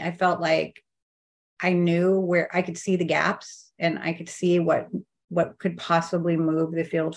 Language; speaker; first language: English; native; English